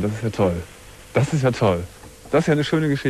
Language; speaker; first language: German; native; German